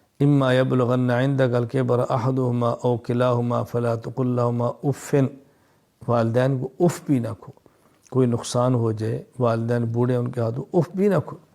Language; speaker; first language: Urdu; non-native, local second language; Punjabi